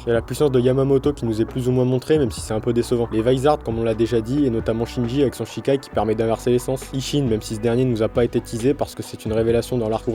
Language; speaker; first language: French; native; French